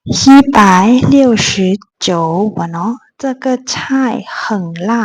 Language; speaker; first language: Chinese; non-native, fluent; Burmese